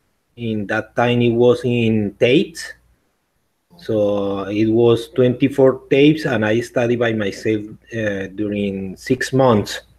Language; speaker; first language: English; non-native, learner; Spanish